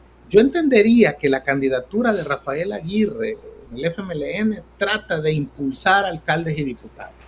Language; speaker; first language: Spanish; native; Spanish